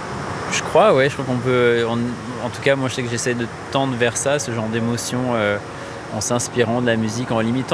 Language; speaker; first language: French; native; French